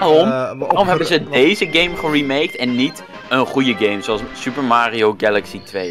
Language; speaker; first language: Dutch; native; Dutch